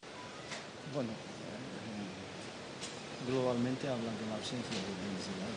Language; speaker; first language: Spanish; non-native, fluent; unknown